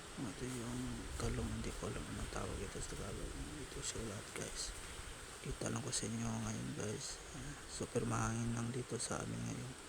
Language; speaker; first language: Filipino; non-native, local second language; Cebuano